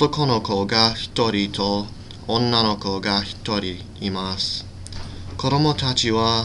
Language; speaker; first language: Japanese; non-native, learner; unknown